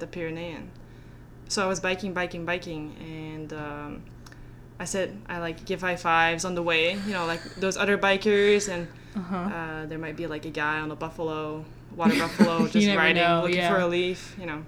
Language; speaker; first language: English; non-native, fluent; Dutch